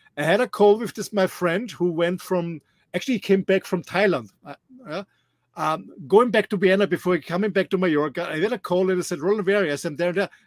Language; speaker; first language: English; non-native, fluent; German